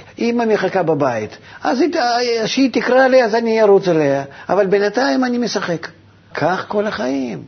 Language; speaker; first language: Hebrew; non-native, fluent; Russian